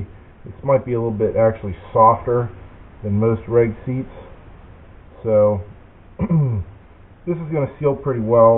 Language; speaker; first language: English; native; English